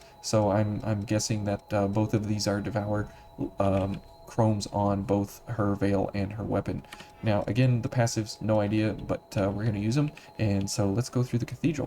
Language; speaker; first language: English; native; English